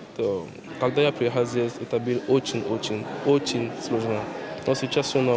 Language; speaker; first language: Russian; non-native, learner; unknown